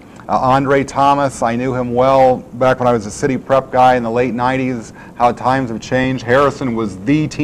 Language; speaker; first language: English; native; English